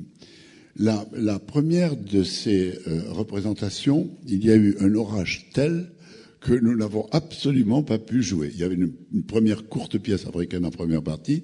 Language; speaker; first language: French; native; French